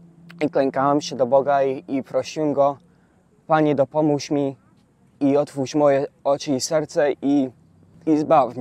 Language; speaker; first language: Polish; early bilingual, heritage; English